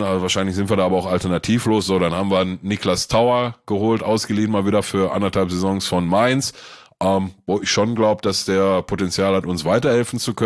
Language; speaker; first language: German; native; German